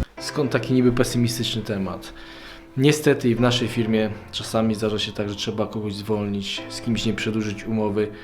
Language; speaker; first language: Polish; native; Polish